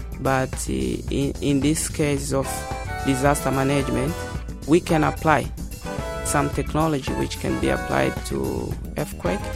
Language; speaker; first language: English; non-native, learner; Portuguese